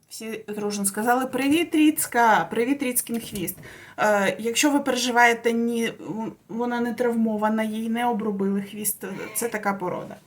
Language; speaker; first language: Ukrainian; non-native, local second language; Russian